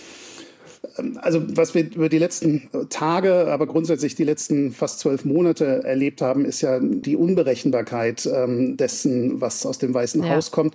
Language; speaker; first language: German; native; German